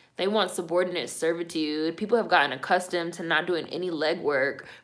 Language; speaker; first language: English; native; English